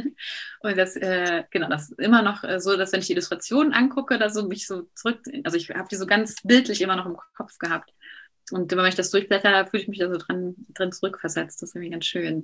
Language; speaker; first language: German; native; German